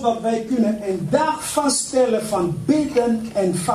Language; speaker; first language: Dutch; non-native, fluent; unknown